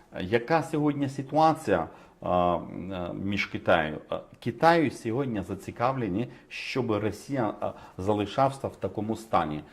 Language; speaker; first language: Ukrainian; non-native, fluent; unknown